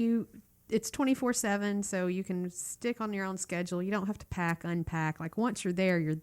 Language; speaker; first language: English; native; English